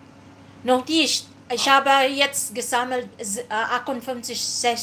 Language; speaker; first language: German; non-native, learner; Filipino